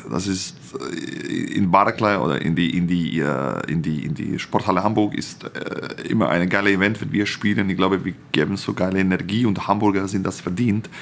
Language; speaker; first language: German; non-native, fluent; Croatian